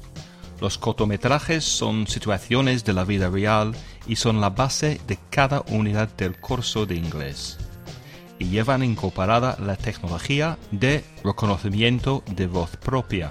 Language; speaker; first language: Spanish; non-native, fluent; English